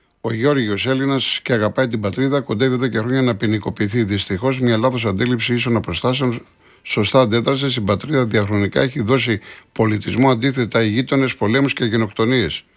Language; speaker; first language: Greek; native; Greek